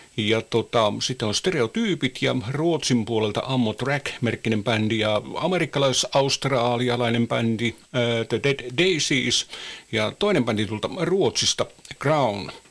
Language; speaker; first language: Finnish; native; Finnish